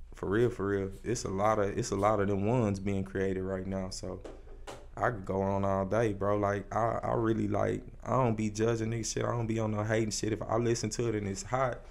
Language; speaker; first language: English; native; English